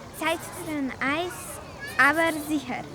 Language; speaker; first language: German; non-native, learner; Slovenian